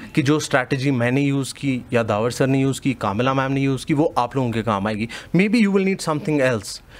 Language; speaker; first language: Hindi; non-native, local second language; Kashmiri